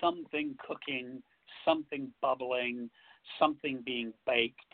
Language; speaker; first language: English; native; English